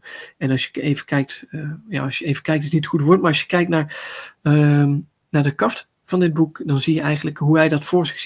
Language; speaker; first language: Dutch; native; Dutch